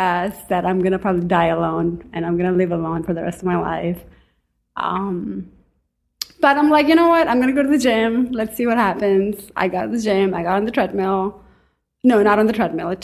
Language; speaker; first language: English; non-native, local second language; Urdu